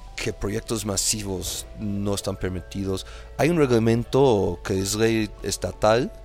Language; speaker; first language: Spanish; non-native, fluent; English